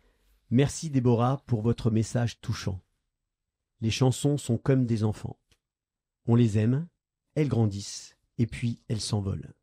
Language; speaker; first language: French; native; French